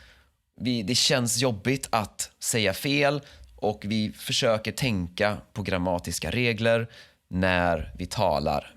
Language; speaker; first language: Swedish; native; Swedish